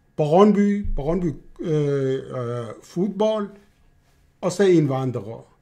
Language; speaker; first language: Danish; non-native, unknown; Persian